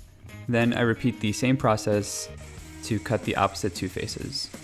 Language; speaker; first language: English; native; English